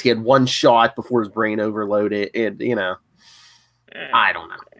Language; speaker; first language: English; native; English